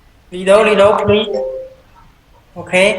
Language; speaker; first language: English; non-native, learner; Khmer